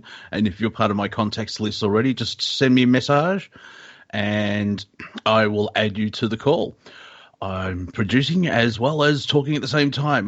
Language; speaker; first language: English; native; English